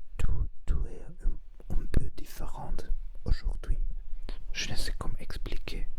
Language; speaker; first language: French; non-native, learner; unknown